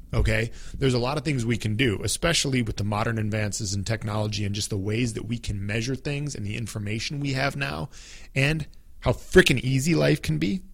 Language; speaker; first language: English; native; English